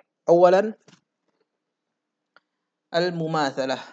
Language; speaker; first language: Arabic; non-native, fluent; Indonesian